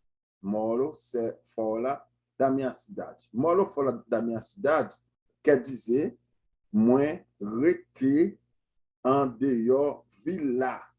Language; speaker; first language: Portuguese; non-native, learner; Haitian Creole